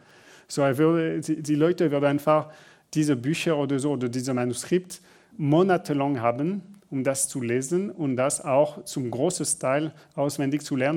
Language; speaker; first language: German; non-native, learner; French